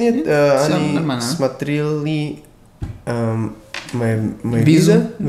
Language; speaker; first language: Russian; non-native, learner; English